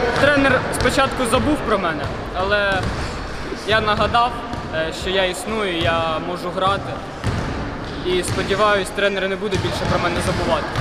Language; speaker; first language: Ukrainian; native; Ukrainian